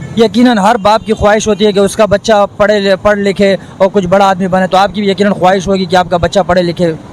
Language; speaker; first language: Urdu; non-native, local second language; Pashto